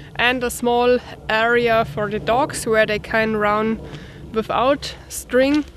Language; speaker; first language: English; non-native, learner; German